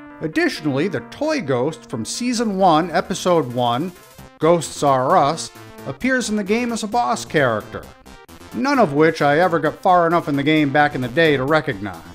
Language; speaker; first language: English; native; English